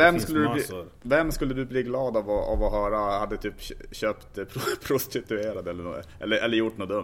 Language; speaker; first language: Swedish; native; Swedish